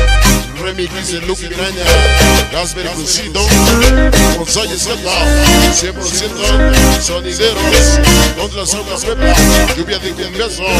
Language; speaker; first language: Spanish; native; Spanish